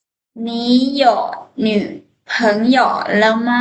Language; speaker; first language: Chinese; non-native, fluent; Thai